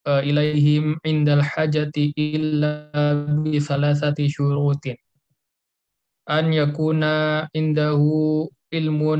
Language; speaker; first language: Arabic; non-native, learner; Indonesian